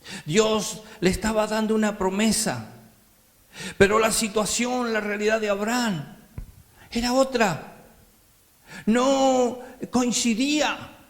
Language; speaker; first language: Spanish; native; Spanish